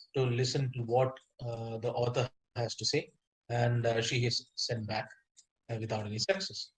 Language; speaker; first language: English; non-native, local second language; Malayalam